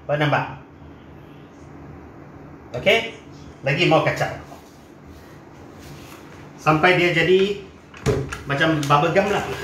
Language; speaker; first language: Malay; non-native, local second language; Chinese